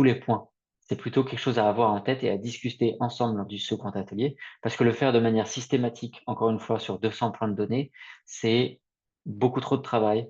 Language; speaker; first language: French; native; French